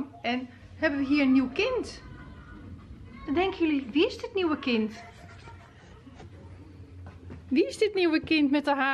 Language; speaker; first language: Dutch; native; Dutch